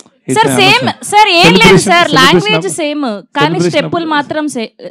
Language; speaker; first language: Telugu; native; Telugu